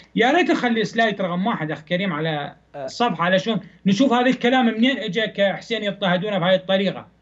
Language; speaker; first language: Arabic; non-native, fluent; Persian